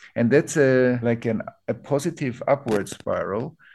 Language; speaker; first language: English; non-native, fluent; German